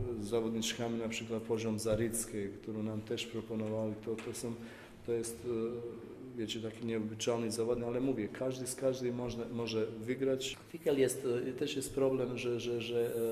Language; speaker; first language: Polish; non-native, fluent; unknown